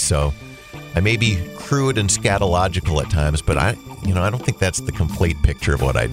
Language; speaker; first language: English; native; English